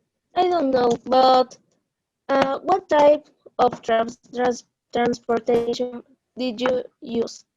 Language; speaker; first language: English; non-native, learner; Spanish